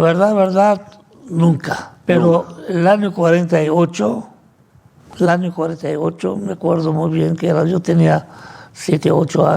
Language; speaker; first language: Spanish; non-native, fluent; Arabic